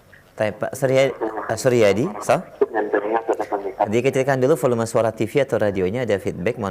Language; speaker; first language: Indonesian; native; Indonesian